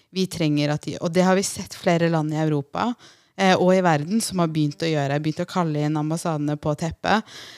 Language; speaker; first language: Norwegian; early bilingual, other home language; Persian